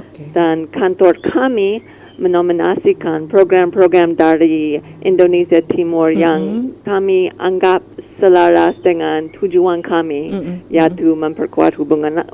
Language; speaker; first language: Indonesian; non-native, learner; English